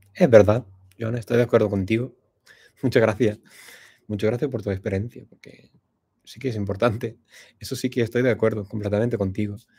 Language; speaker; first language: Spanish; non-native, fluent; English